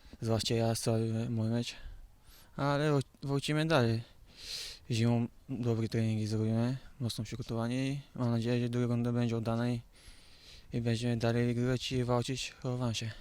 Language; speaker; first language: Polish; non-native, learner; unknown